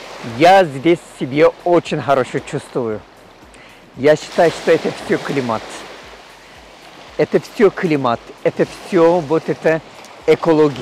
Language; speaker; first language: Russian; non-native, learner; Turkish